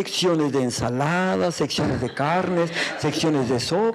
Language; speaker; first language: Spanish; native; Spanish